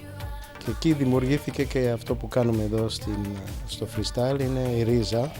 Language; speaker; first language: Greek; early bilingual, heritage; Greek